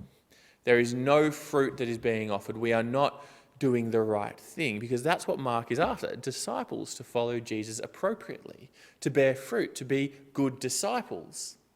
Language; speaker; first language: English; native; English